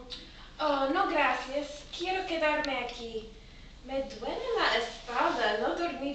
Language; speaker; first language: Spanish; non-native, learner; English